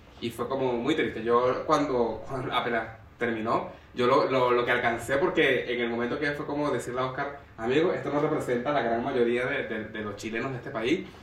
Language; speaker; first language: Spanish; native; Spanish